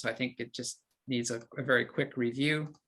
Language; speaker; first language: English; native; English